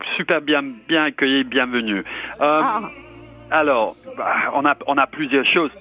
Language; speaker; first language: French; non-native, fluent; English